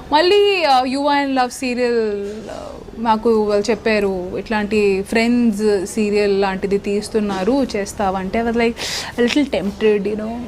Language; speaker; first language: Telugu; non-native, local second language; Odia